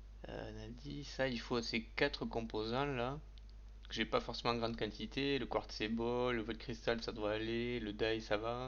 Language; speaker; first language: French; native; French